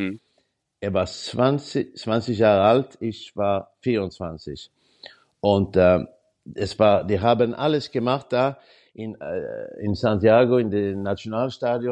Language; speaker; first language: German; non-native, learner; Swedish